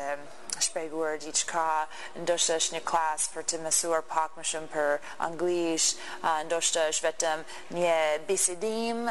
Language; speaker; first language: Albanian; non-native, learner; English